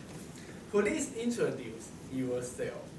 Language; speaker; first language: English; non-native, learner; Chinese